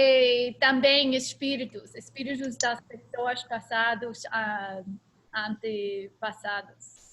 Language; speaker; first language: Portuguese; non-native, learner; English